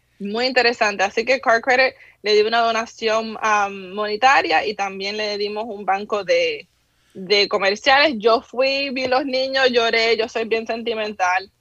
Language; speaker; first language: Spanish; early bilingual, heritage; Spanish